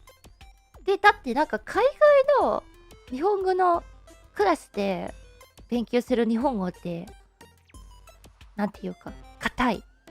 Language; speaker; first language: Japanese; non-native, learner; English